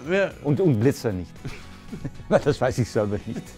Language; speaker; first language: German; non-native, fluent; Dutch